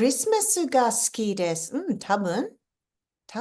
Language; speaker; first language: Japanese; non-native, fluent; English